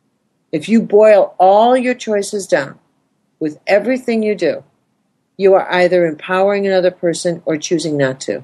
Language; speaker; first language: English; native; English